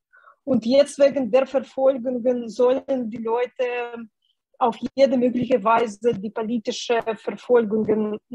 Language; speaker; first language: German; non-native, fluent; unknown